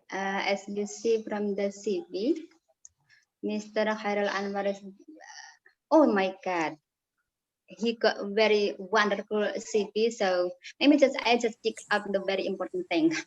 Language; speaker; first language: English; non-native, fluent; Indonesian